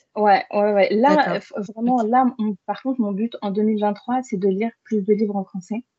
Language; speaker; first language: French; early bilingual, other home language; Arabic